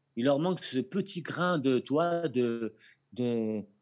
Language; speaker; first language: French; native; French